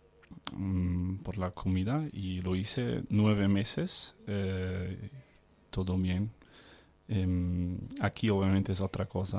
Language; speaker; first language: Spanish; non-native, fluent; Danish